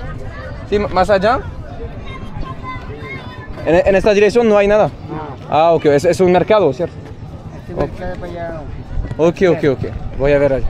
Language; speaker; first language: Spanish; non-native, fluent; French